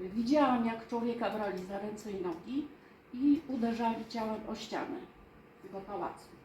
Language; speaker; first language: Polish; native; Polish